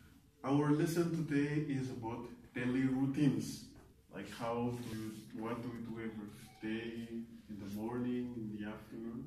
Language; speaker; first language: English; non-native, fluent; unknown